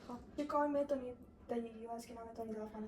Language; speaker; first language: Persian; early bilingual, heritage; Persian